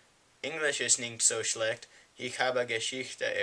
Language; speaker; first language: German; non-native, learner; English